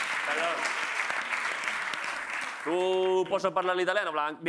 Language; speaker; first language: Italian; non-native, learner; Spanish